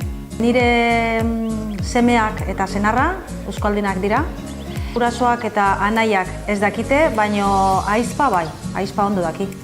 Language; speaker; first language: Basque; non-native, local second language; Spanish